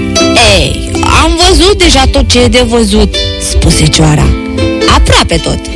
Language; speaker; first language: Romanian; native; Romanian